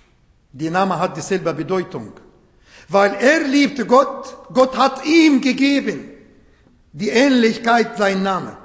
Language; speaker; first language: German; non-native, fluent; Arabic